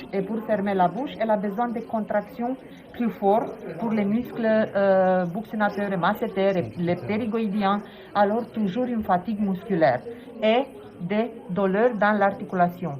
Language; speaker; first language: French; non-native, fluent; Romanian